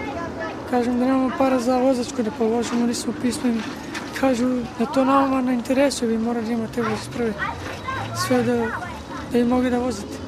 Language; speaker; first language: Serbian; non-native, local second language; Romany